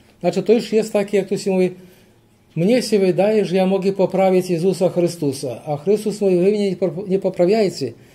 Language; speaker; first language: Polish; early bilingual, heritage; Polish